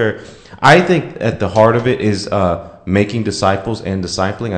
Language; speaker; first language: English; native; English